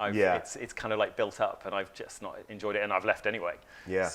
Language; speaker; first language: English; native; English